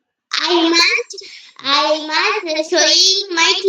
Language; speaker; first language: English; non-native, learner; Bangla